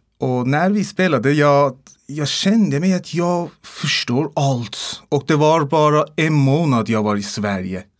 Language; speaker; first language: Swedish; non-native, learner; Persian